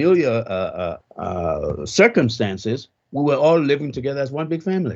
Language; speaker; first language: English; native; English